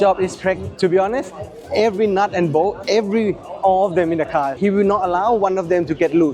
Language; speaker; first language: English; non-native, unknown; Thai